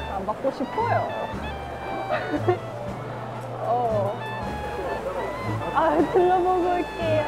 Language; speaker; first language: Korean; non-native, learner; English